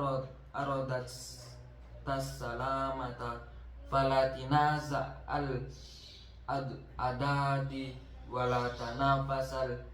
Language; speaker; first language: Arabic; non-native, learner; Indonesian